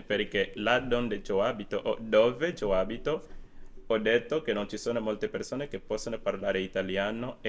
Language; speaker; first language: Italian; non-native, learner; Portuguese